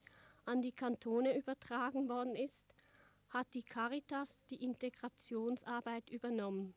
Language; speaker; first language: German; native; German